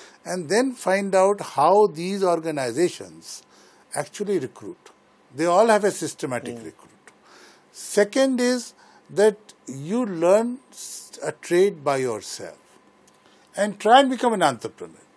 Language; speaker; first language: English; non-native, local second language; Bangla